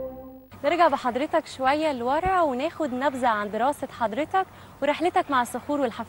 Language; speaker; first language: Arabic; native; Arabic